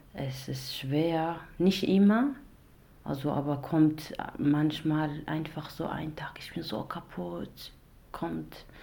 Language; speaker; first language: German; non-native, fluent; Arabic